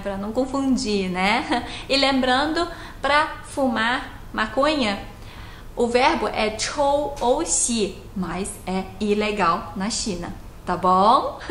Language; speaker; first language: Portuguese; non-native, fluent; Chinese